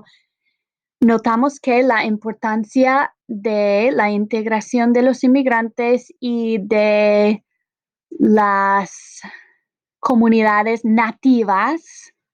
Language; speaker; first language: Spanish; non-native, fluent; English